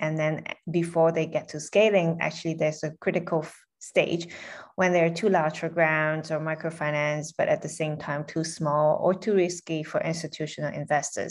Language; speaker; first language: English; non-native, local second language; Cantonese